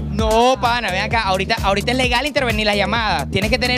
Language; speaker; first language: Spanish; native; Spanish